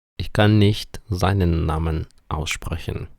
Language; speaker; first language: German; non-native, fluent; Ukrainian